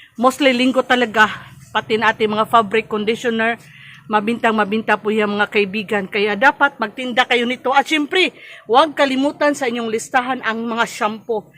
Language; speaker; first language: Filipino; non-native, local second language; Cebuano